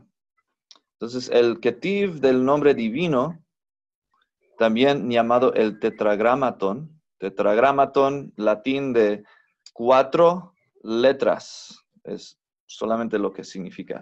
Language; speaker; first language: Spanish; non-native, fluent; English